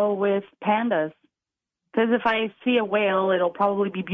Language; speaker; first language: English; non-native, fluent; Italian